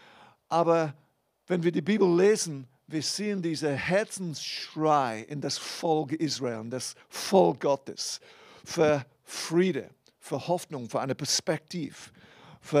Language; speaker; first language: German; non-native, fluent; English